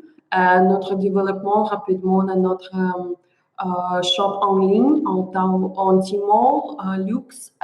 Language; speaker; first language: French; non-native, learner; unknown